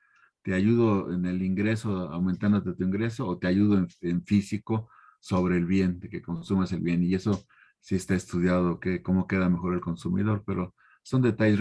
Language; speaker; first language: Spanish; native; Spanish